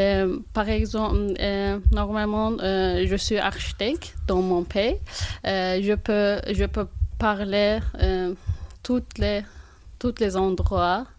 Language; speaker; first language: French; non-native, learner; Turkish